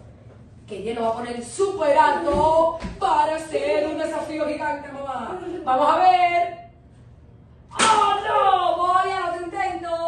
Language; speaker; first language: Spanish; native; Spanish